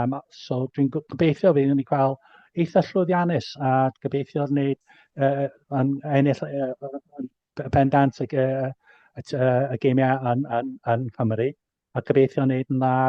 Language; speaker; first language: Welsh; native; Welsh